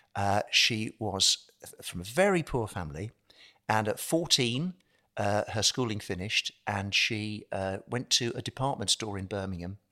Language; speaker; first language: English; native; English